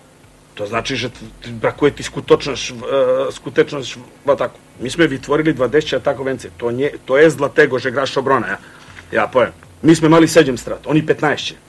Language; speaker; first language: Polish; non-native, fluent; Croatian